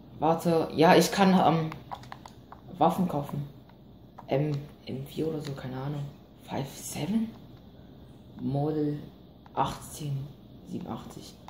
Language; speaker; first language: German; non-native, learner; Vietnamese